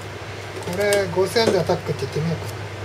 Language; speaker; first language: Japanese; native; Japanese